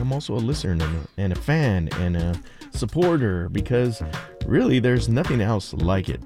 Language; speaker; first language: English; native; English